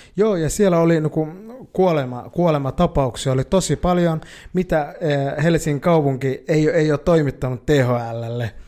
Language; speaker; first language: Finnish; early bilingual, other home language; Somali